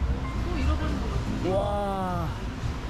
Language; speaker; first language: Korean; native; Korean